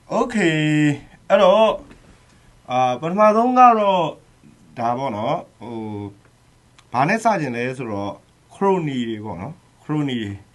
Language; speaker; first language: Burmese; native; Burmese